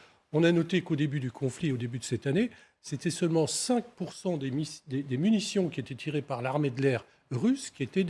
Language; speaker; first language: French; native; French